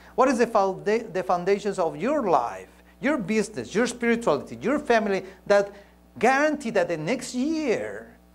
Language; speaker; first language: English; non-native, fluent; Spanish